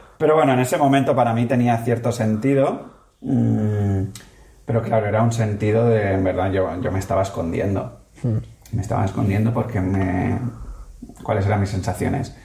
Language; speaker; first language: Spanish; native; Spanish